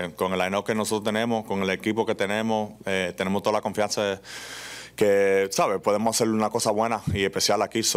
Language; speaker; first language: Spanish; early bilingual, heritage; Spanish